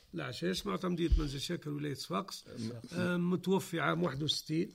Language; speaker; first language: Arabic; native; Arabic